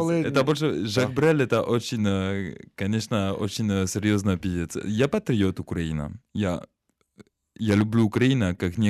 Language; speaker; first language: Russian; non-native, learner; French